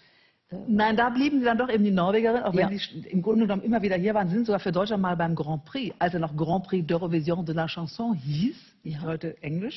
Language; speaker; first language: German; native; German